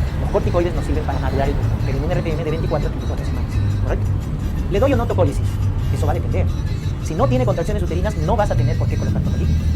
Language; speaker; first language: Spanish; native; Spanish